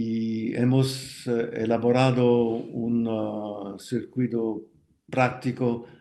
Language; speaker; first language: Spanish; non-native, fluent; French